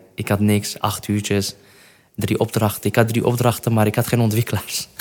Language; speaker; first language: Dutch; non-native, fluent; Arabic